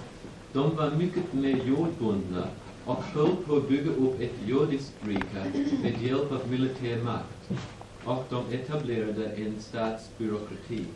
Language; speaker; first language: Swedish; non-native, fluent; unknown